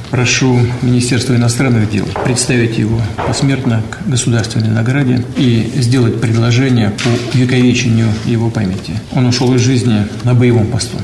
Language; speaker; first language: Russian; native; Russian